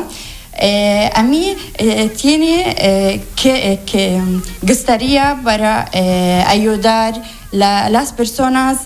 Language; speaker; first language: Spanish; non-native, learner; Arabic